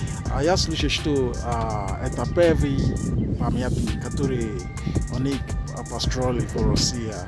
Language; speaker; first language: Russian; non-native, learner; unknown